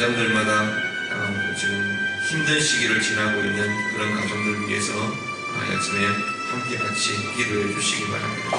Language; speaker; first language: Korean; native; Korean